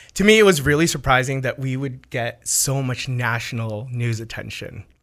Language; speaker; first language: English; native; English